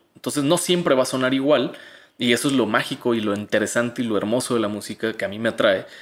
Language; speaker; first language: Spanish; native; Spanish